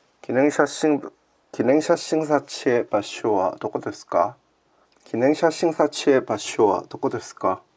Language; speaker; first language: Japanese; non-native, learner; Korean